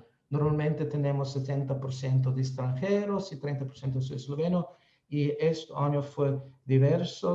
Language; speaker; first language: Spanish; non-native, fluent; Slovenian